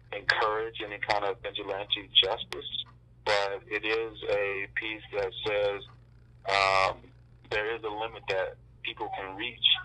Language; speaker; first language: English; native; English